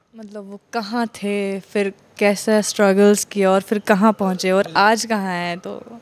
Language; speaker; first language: Hindi; non-native, local second language; Kashmiri